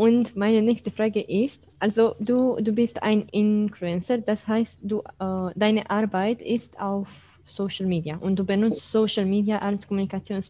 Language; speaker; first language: German; non-native, fluent; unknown